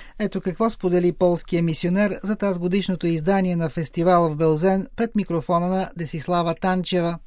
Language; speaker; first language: Bulgarian; native; Bulgarian